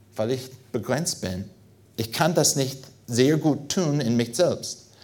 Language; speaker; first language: German; non-native, fluent; English